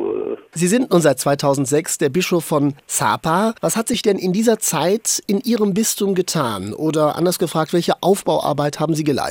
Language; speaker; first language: German; native; German